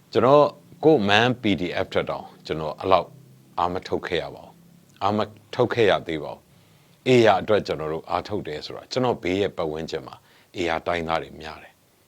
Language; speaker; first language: Burmese; native; Burmese